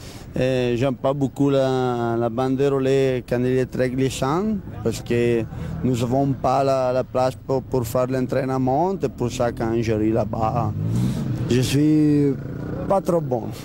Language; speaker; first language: French; non-native, learner; Italian